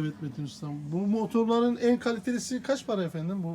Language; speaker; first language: Turkish; native; Turkish